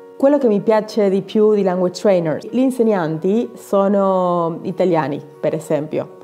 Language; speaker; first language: Italian; non-native, learner; Spanish